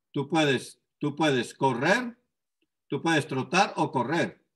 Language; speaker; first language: Spanish; native; Spanish